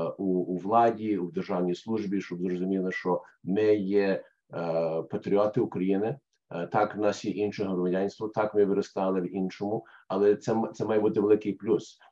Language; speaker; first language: Ukrainian; early bilingual, heritage; Ukrainian